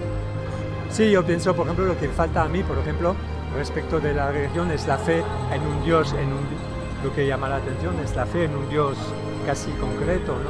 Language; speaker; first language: Spanish; non-native, fluent; French